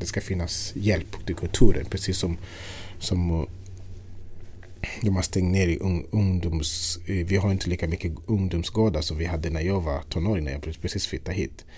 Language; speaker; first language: Swedish; non-native, fluent; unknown